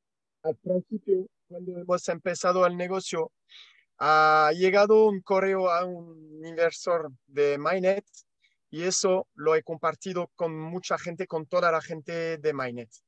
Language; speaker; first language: Spanish; non-native, learner; French